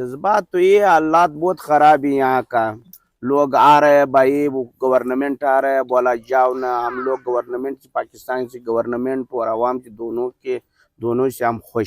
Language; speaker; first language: Hindi; non-native, local second language; Pashto